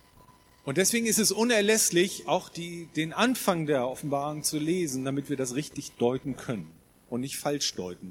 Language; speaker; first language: German; native; German